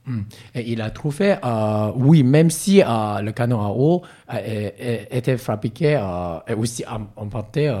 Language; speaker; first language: French; non-native, learner; Cantonese